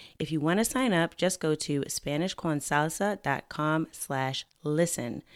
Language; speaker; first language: English; native; English